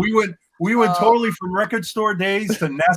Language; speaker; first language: English; native; English